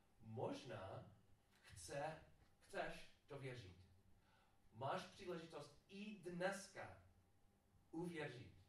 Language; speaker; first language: Czech; non-native, learner; English